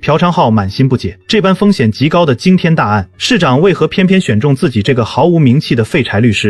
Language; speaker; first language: Chinese; native; Chinese